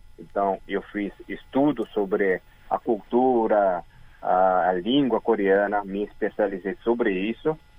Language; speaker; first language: Portuguese; early bilingual, other home language; Korean